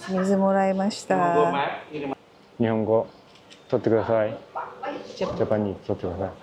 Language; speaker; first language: Japanese; non-native, learner; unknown